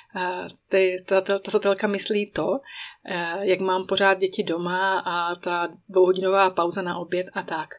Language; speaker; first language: Czech; native; Czech